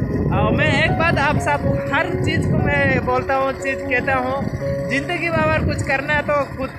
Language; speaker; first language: Hindi; non-native, local second language; Odia